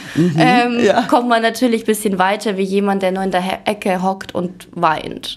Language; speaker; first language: German; early bilingual, other home language; Ukrainian